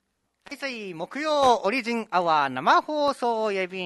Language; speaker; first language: Japanese; native; Japanese